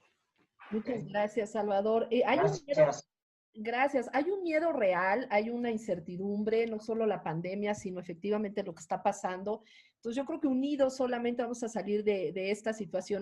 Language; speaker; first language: Spanish; native; Spanish